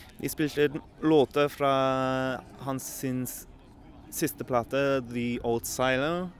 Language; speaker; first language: Norwegian; non-native, learner; English